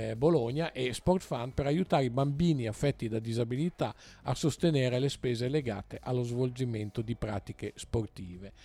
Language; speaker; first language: Italian; native; Italian